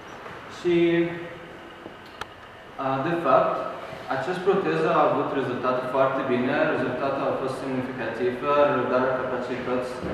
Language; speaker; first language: Romanian; non-native, fluent; Arabic